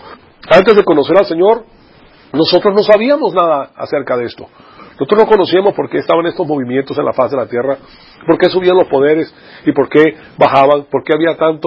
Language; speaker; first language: Spanish; native; Spanish